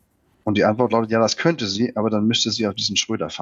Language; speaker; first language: German; native; German